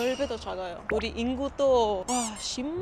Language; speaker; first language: Korean; non-native, learner; Papiamento